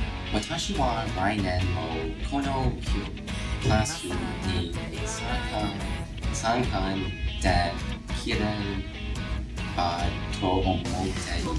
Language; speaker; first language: Japanese; non-native, learner; English